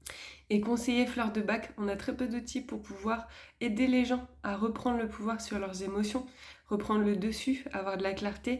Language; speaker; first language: French; native; French